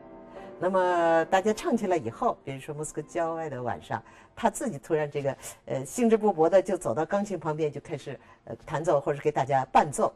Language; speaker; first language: Chinese; native; Chinese